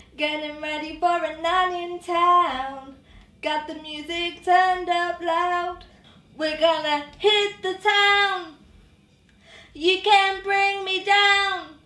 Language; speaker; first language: English; native; English